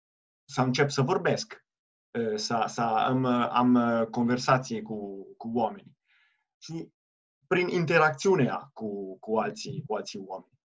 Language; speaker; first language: Romanian; non-native, fluent; Italian